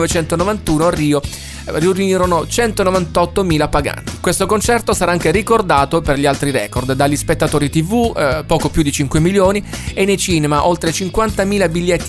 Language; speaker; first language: Italian; native; Italian